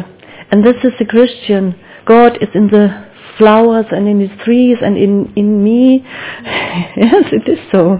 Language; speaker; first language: English; non-native, learner; German